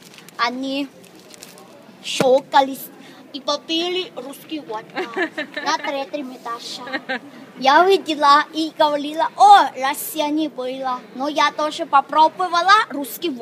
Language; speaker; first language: Russian; non-native, learner; Thai